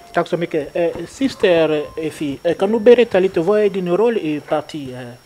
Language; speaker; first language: Swedish; non-native, learner; Lingala